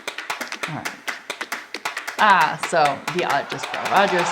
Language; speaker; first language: German; non-native, fluent; English